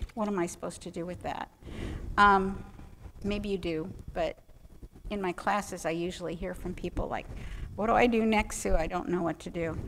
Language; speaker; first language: English; native; English